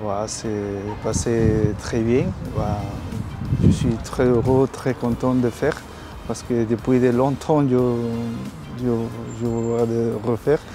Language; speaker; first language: French; non-native, learner; Spanish